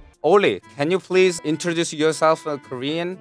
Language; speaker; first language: English; non-native, learner; Korean